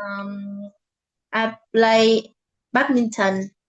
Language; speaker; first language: English; non-native, learner; Vietnamese